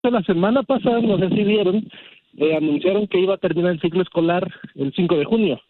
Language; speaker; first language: Spanish; early bilingual, heritage; Spanish